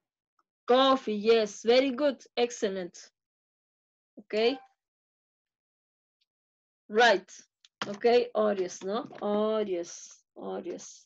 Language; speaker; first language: English; non-native, fluent; Spanish